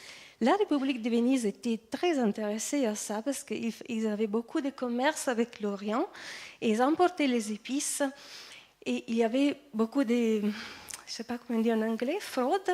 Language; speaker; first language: French; non-native, fluent; Italian